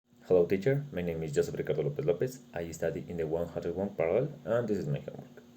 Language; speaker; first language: English; non-native, learner; Spanish